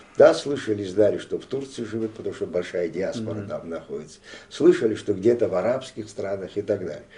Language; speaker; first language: Russian; non-native, local second language; Abkhazian